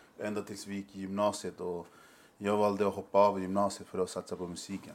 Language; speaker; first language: Swedish; early bilingual, other home language; Spanish